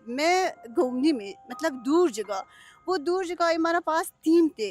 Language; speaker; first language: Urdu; non-native, learner; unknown